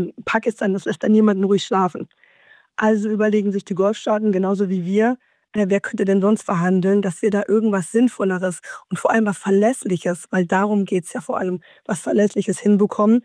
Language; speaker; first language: German; native; German